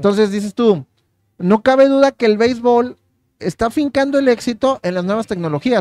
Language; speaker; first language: Spanish; native; Spanish